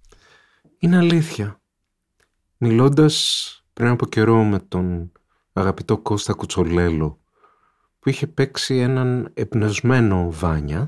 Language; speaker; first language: Greek; native; Greek